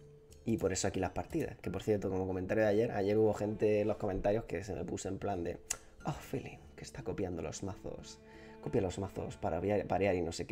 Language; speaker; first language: Spanish; native; Spanish